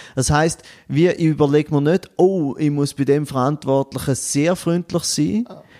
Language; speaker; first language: German; native; German